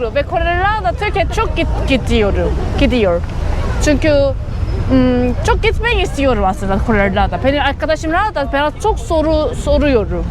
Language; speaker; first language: Turkish; non-native, learner; Korean